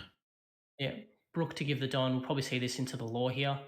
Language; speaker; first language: English; native; English